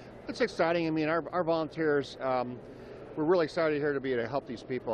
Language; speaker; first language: English; native; English